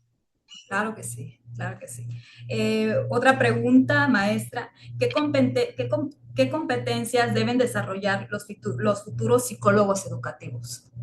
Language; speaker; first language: Spanish; native; Spanish